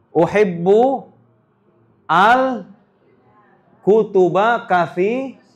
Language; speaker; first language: Arabic; non-native, fluent; Indonesian